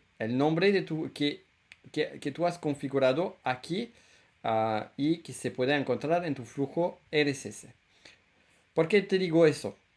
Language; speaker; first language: Spanish; non-native, fluent; French